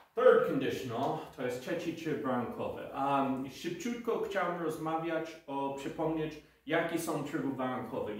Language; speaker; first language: Polish; non-native, learner; English